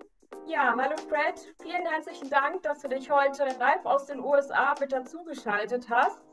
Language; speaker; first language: German; native; German